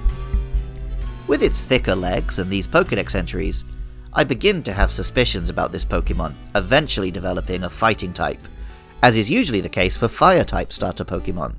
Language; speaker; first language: English; native; English